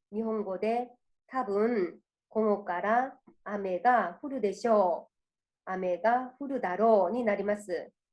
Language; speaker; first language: Japanese; non-native, fluent; Korean